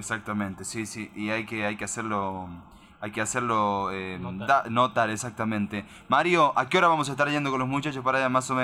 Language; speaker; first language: Spanish; native; Spanish